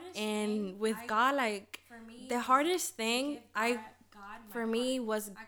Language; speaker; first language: English; early bilingual, other home language; Spanish